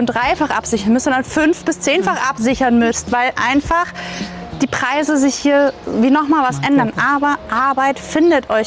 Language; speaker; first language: German; native; German